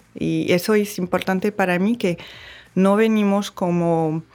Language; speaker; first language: Spanish; non-native, fluent; French